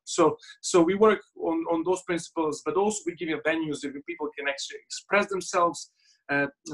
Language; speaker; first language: English; non-native, fluent; Serbian